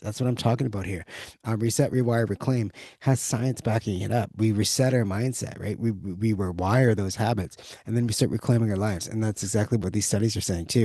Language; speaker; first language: English; native; English